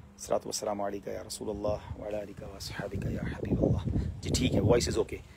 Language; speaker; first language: Urdu; native; Urdu